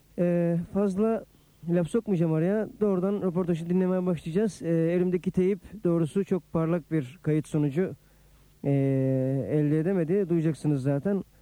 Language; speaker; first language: Turkish; native; Turkish